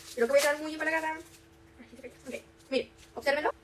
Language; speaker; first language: Spanish; native; Spanish